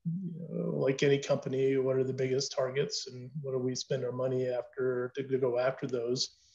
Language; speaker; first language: English; native; English